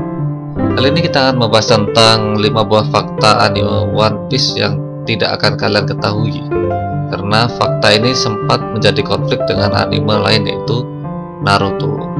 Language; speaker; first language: Indonesian; native; Indonesian